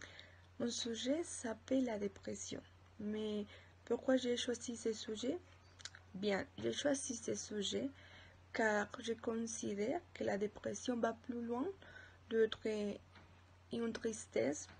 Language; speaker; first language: French; non-native, learner; Spanish